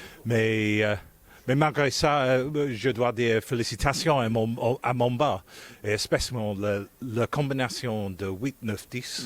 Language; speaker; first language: French; non-native, fluent; English